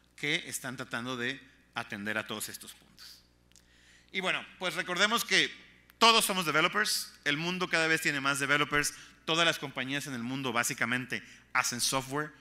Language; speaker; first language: Spanish; native; Spanish